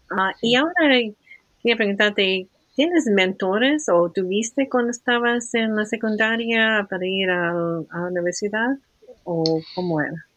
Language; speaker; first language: Spanish; early bilingual, heritage; Spanish